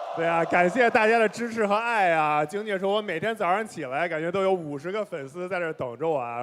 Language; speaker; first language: Chinese; native; Chinese